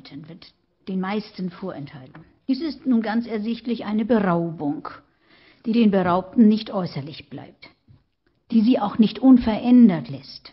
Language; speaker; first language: German; native; German